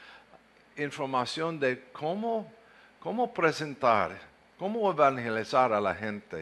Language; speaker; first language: Spanish; non-native, fluent; English